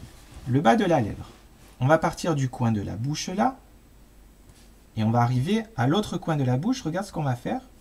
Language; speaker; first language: French; native; French